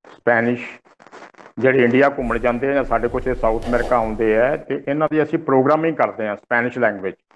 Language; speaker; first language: Punjabi; native; Punjabi